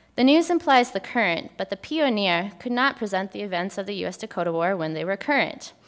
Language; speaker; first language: English; native; English